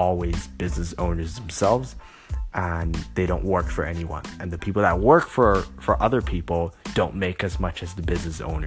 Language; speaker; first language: English; non-native, local second language; Cantonese